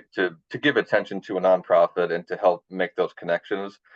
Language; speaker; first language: English; native; English